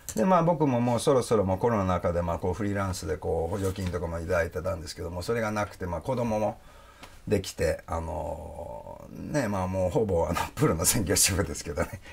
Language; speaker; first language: Japanese; early bilingual, heritage; Danish